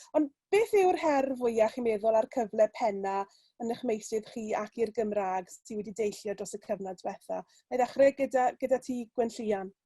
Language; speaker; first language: Welsh; native; Welsh